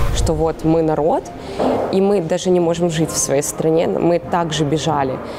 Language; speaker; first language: Russian; native; Russian